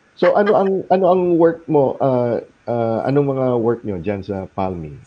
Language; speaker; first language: Filipino; non-native, local second language; Cebuano